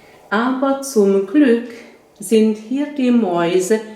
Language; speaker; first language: German; non-native, fluent; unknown